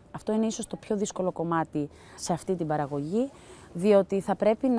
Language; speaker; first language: Greek; early bilingual, heritage; Greek